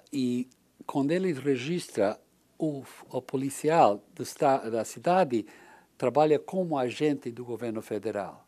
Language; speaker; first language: Portuguese; non-native, learner; English